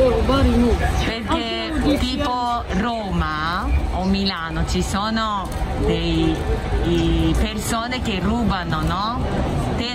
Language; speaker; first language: Italian; non-native, fluent; Japanese